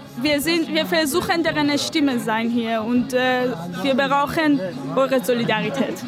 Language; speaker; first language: German; non-native, fluent; Persian